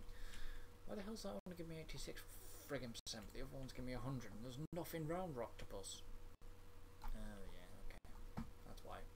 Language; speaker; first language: English; native; English